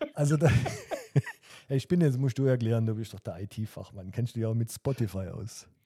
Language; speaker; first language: German; native; German